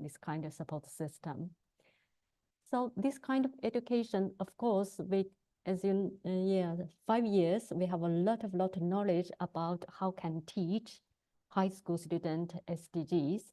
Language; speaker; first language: English; non-native, learner; Chinese